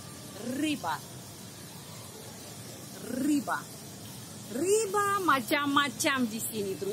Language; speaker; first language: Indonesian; non-native, fluent; Russian